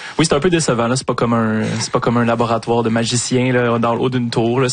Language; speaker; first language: French; native; French